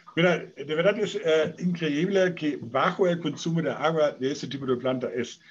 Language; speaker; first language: Spanish; non-native, fluent; German